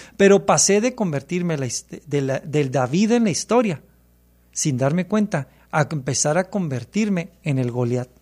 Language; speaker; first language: Spanish; early bilingual, heritage; Spanish